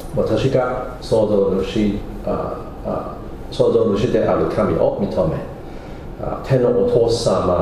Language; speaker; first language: Japanese; non-native, fluent; English